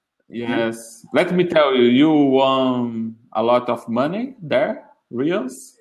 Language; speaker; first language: English; non-native, learner; Portuguese